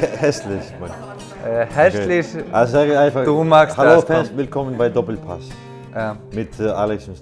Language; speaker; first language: German; non-native, fluent; Icelandic